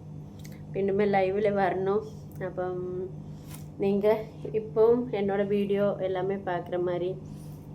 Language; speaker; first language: Tamil; non-native, local second language; Malayalam